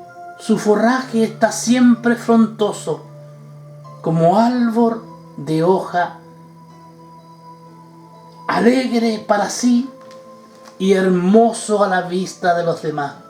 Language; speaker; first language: Spanish; native; Spanish